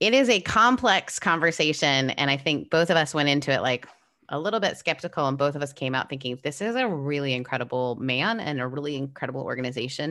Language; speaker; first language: English; native; English